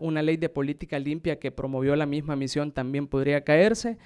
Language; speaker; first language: Spanish; native; Spanish